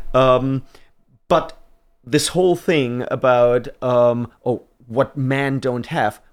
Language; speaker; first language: English; non-native, fluent; German